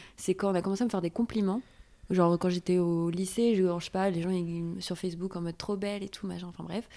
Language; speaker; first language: French; native; French